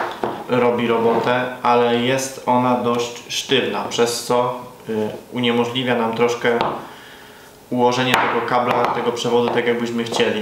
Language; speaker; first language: Polish; native; Polish